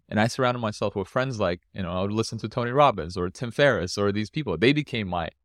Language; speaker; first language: English; native; English